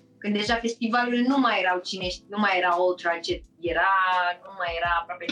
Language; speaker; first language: Romanian; early bilingual, heritage; Romanian